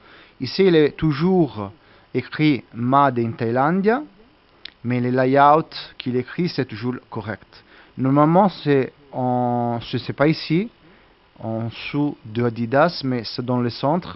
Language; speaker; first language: French; non-native, learner; Italian